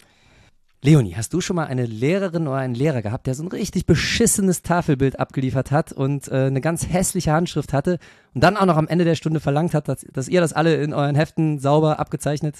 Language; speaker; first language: German; native; German